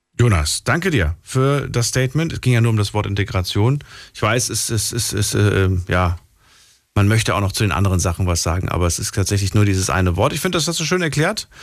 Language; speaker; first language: German; native; German